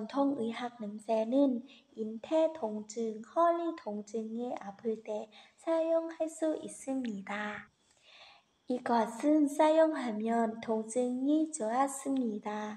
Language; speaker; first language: Korean; non-native, learner; Lao